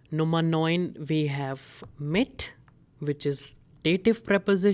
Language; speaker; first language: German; non-native, fluent; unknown